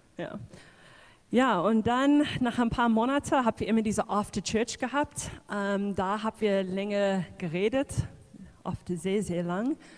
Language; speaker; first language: German; non-native, fluent; English